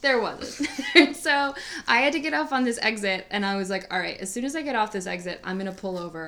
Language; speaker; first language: English; native; English